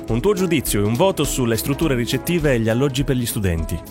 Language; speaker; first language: Italian; native; Italian